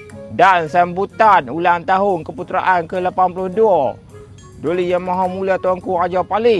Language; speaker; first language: Malay; native; Malay